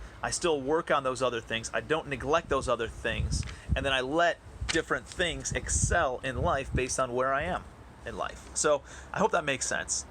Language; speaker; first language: English; native; English